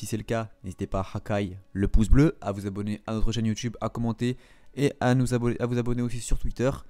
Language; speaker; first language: French; native; French